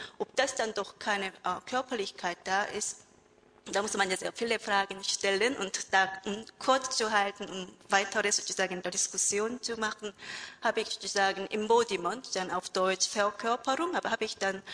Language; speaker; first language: German; non-native, fluent; Korean